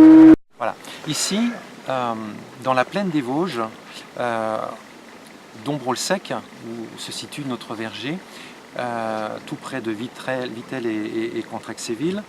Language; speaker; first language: French; native; French